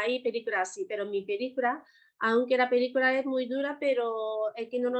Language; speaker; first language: Spanish; non-native, learner; Japanese